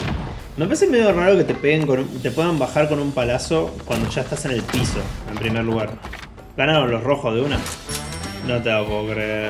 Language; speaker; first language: Spanish; native; Spanish